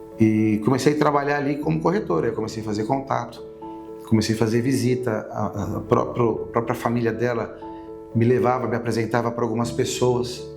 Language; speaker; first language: Portuguese; native; Portuguese